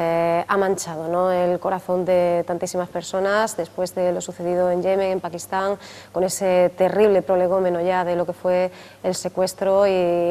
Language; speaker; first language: Spanish; native; Spanish